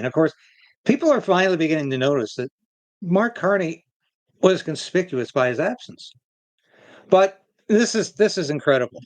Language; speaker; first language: English; native; English